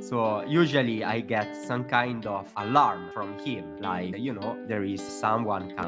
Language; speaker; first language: English; non-native, fluent; Italian